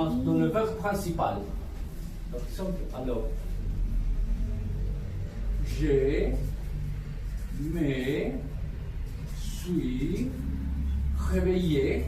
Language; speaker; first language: French; non-native, fluent; Spanish